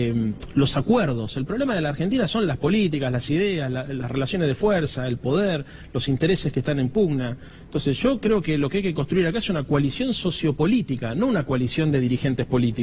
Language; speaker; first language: Spanish; native; Spanish